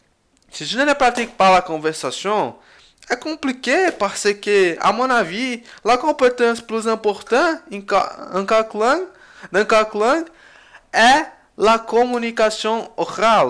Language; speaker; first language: French; non-native, learner; Portuguese